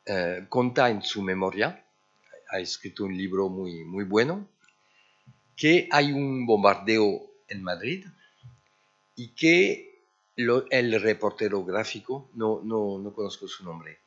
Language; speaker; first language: Spanish; early bilingual, heritage; French